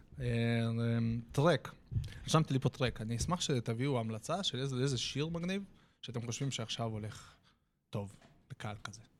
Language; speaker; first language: Hebrew; native; Hebrew